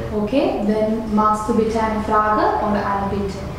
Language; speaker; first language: German; non-native, learner; Malayalam